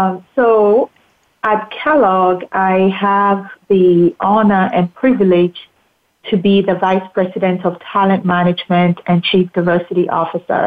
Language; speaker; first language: English; non-native, local second language; Akan